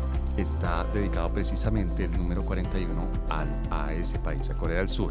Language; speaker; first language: Spanish; native; Spanish